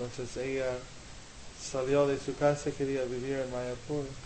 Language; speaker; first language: Spanish; non-native, learner; English